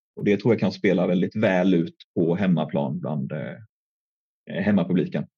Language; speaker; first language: Swedish; native; Swedish